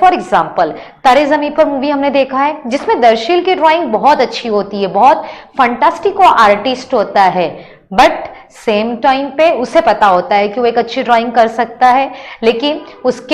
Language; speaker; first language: Hindi; native; Hindi